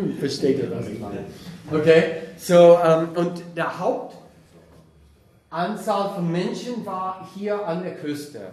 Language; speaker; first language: German; non-native, fluent; English